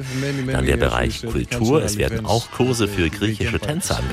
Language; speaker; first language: German; native; German